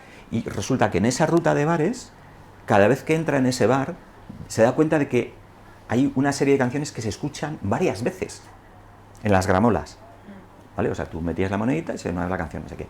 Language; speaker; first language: Spanish; native; Spanish